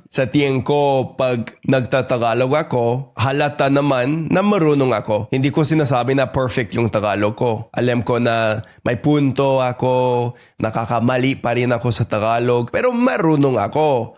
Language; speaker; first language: Filipino; non-native, fluent; English